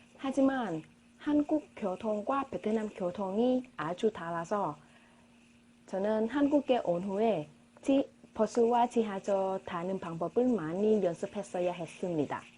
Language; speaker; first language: Korean; non-native, learner; Vietnamese